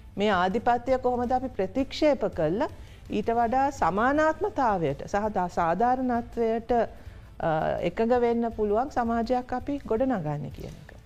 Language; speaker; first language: Sinhala; native; Sinhala